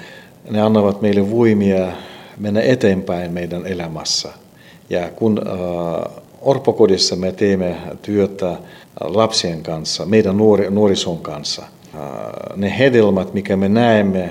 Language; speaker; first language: Finnish; non-native, fluent; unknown